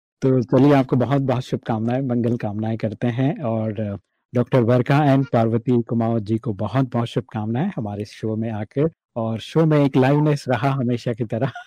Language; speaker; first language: Hindi; native; Hindi